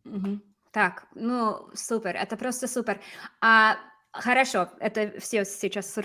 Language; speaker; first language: Russian; non-native, fluent; English